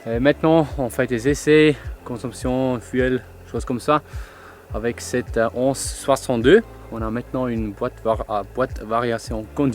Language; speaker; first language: French; non-native, fluent; German